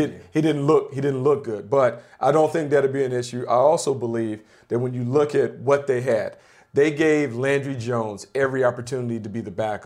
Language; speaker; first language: English; native; English